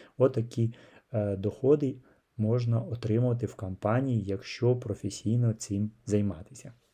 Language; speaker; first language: Ukrainian; non-native, local second language; Russian